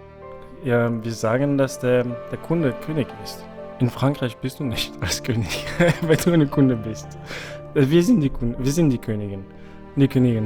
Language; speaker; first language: German; non-native, fluent; French